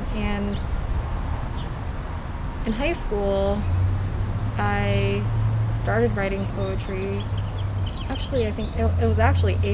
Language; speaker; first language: English; native; English